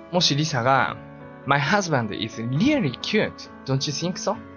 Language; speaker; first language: English; non-native, fluent; Japanese